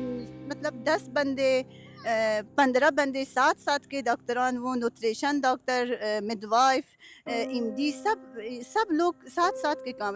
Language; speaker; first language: Hindi; non-native, learner; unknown